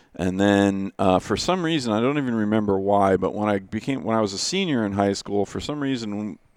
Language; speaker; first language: English; native; English